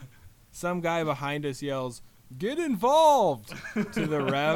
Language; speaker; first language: English; native; English